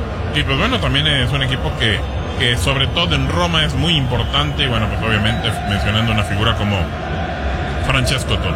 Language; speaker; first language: Spanish; native; Spanish